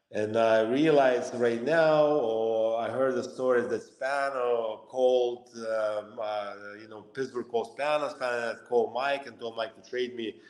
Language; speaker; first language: English; non-native, fluent; Lithuanian